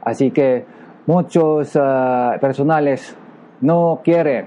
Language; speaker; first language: Spanish; non-native, learner; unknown